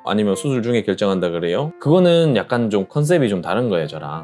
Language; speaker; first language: Korean; native; Korean